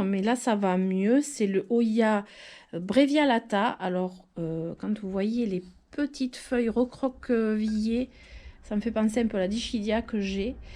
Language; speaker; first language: French; native; French